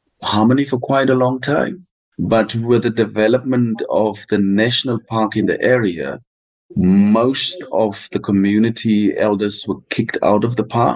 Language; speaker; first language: English; non-native, local second language; Afrikaans